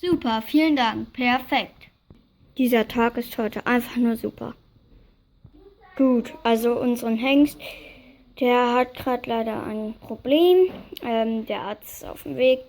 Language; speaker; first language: German; native; German